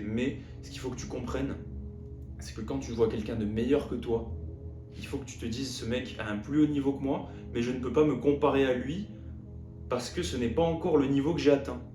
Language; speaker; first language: French; native; French